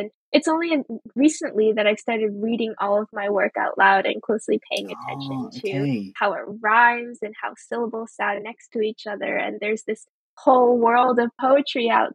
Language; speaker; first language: English; early bilingual, other home language; Chinese